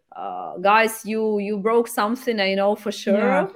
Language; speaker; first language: English; non-native, fluent; Ukrainian